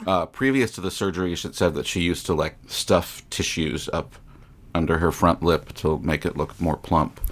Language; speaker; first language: English; native; English